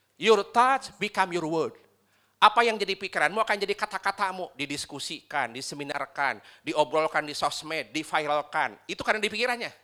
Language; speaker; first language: Indonesian; non-native, local second language; Sundanese